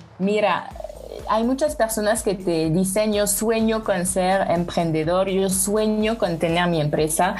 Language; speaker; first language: Spanish; non-native, fluent; French